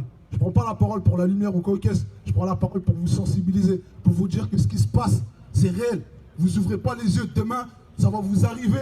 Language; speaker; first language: French; native; French